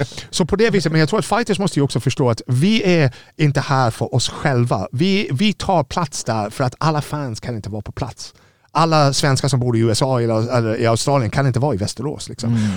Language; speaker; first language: Swedish; non-native, fluent; English